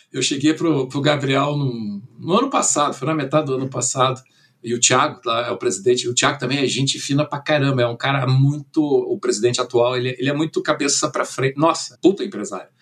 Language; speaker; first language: Portuguese; early bilingual, other home language; German